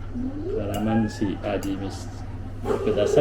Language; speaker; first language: Japanese; non-native, learner; Filipino